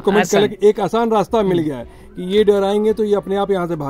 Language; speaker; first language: Hindi; native; Hindi